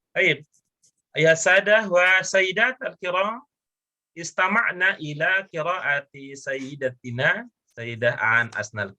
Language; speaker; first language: Arabic; non-native, fluent; Indonesian